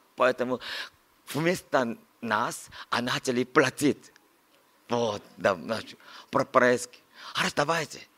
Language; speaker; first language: Russian; non-native, learner; Korean